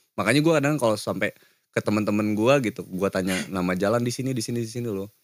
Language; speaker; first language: Indonesian; native; Indonesian